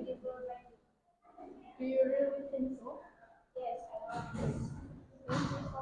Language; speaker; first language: English; non-native, learner; Indonesian